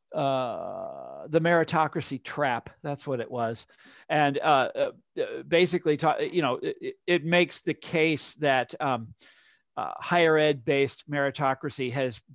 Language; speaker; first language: English; native; English